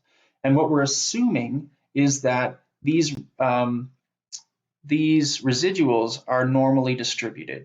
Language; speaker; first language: English; native; English